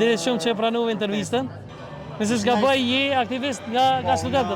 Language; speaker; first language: Albanian; native; Albanian